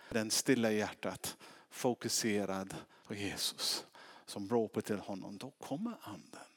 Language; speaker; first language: Swedish; non-native, fluent; English